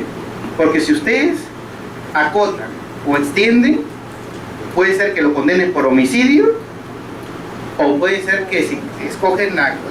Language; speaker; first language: Spanish; native; Spanish